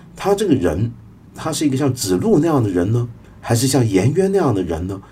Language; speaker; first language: Chinese; native; Chinese